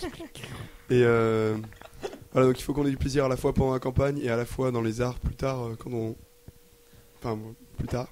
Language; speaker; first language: French; native; French